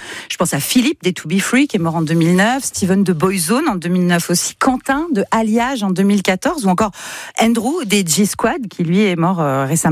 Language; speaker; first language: French; native; French